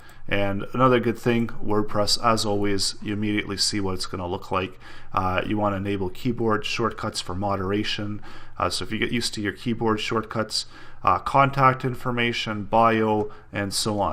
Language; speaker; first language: English; native; English